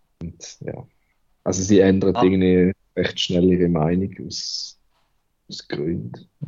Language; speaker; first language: German; native; German